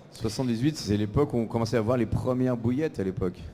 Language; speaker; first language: French; native; French